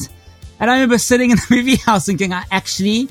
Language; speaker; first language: English; native; English